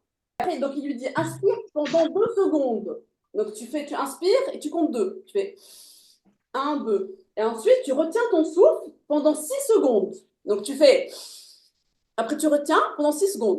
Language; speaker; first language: French; native; French